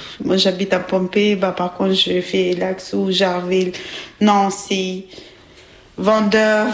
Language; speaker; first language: French; non-native, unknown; Albanian